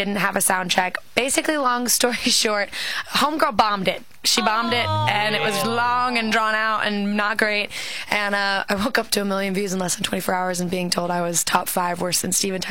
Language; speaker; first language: English; native; English